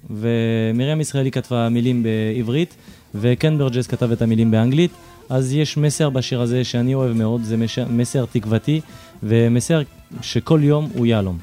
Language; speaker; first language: Hebrew; non-native, fluent; French